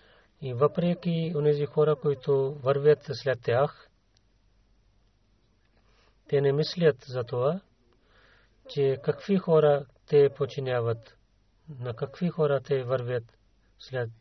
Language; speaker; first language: Bulgarian; non-native, learner; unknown